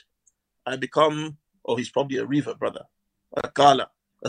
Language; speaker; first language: English; non-native, local second language; Hausa